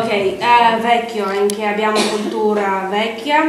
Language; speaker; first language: Italian; non-native, learner; Armenian